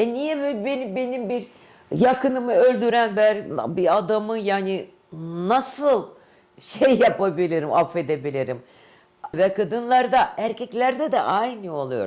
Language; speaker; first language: Turkish; non-native, fluent; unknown